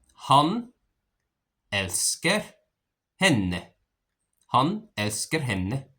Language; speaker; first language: Norwegian; non-native, learner; English